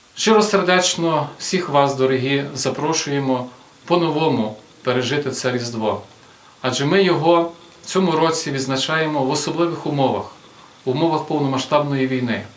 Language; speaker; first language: Ukrainian; native; Ukrainian